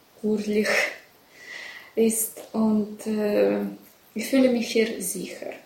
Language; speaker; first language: German; non-native, learner; Russian